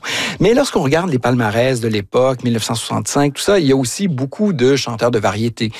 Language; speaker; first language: French; native; French